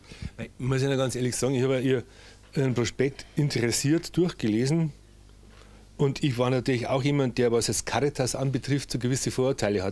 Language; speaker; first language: German; native; German